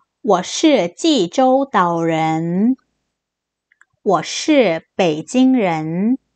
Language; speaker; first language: Chinese; non-native, fluent; Korean